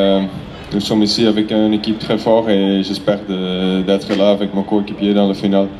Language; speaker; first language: French; non-native, fluent; Dutch